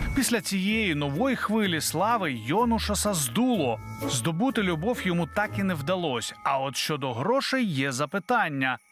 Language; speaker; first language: Ukrainian; native; Ukrainian